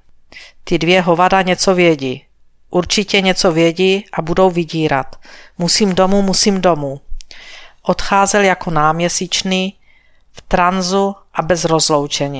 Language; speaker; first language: Czech; native; Czech